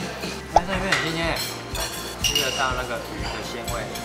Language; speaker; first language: Chinese; native; Chinese